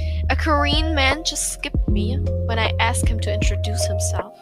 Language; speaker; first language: English; non-native, learner; German